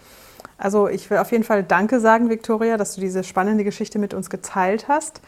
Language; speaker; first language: German; native; German